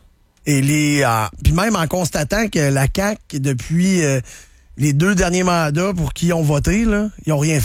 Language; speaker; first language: French; native; French